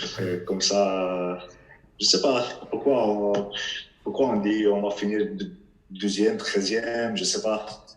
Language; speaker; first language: French; non-native, fluent; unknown